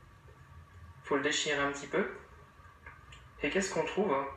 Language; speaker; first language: French; native; French